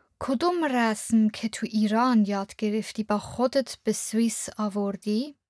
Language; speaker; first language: Persian; non-native, fluent; German